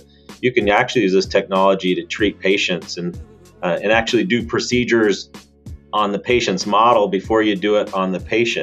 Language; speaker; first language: English; native; English